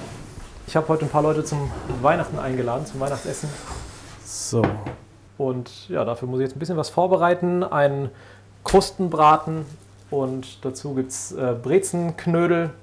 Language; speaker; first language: German; native; German